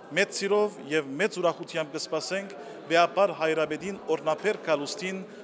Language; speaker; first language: Armenian; native; Armenian